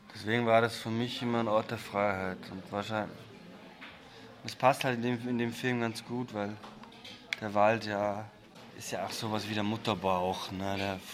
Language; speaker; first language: German; native; German